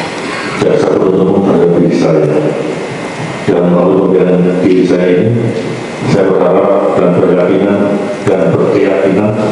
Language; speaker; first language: Indonesian; non-native, local second language; Javanese